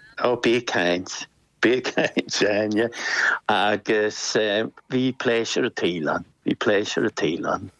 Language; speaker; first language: Irish; non-native, local second language; English